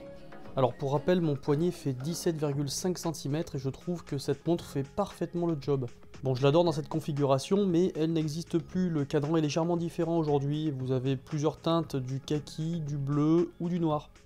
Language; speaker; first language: French; native; French